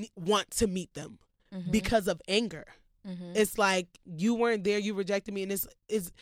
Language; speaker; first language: English; native; English